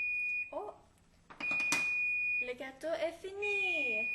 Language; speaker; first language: French; non-native, learner; English